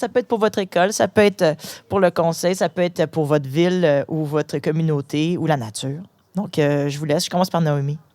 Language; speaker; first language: French; native; French